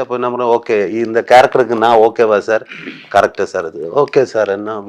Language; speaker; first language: Tamil; non-native, learner; Malayalam